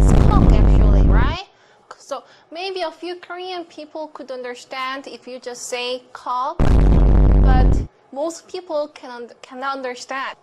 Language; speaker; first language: English; non-native, fluent; Korean